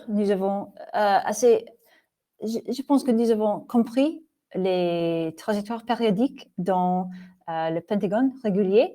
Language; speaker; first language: French; non-native, fluent; English